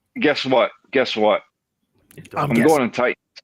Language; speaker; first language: English; native; English